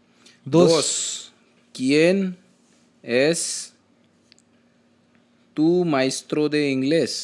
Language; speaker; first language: Spanish; non-native, learner; Hindi